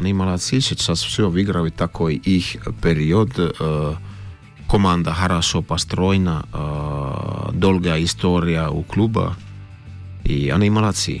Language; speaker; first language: Russian; non-native, fluent; Finnish